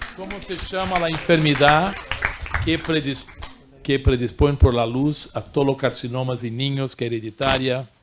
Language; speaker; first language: Spanish; non-native, fluent; Portuguese